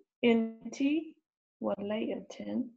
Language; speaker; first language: Arabic; non-native, learner; English